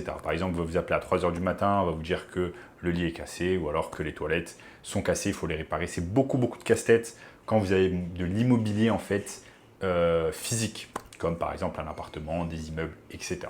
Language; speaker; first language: French; native; French